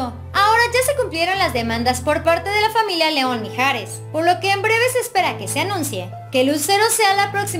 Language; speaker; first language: Spanish; native; Spanish